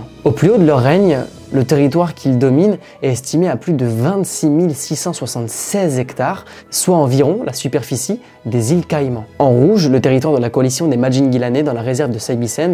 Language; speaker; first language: French; native; French